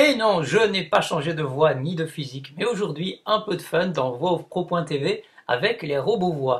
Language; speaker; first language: French; native; French